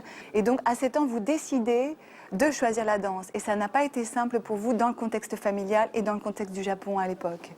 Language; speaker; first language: French; native; French